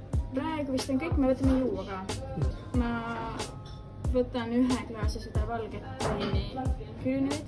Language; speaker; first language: Estonian; native; Estonian